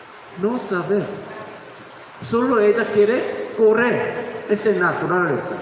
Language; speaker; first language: Spanish; non-native, learner; Korean